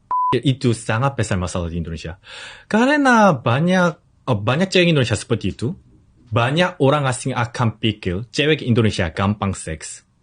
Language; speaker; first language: Indonesian; non-native, fluent; Korean